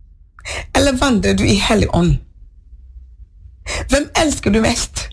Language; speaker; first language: Norwegian; non-native, learner; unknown